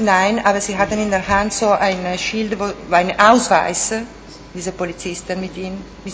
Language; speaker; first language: German; non-native, fluent; Italian